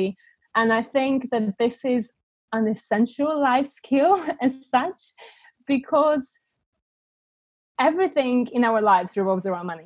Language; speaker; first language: English; non-native, fluent; Bulgarian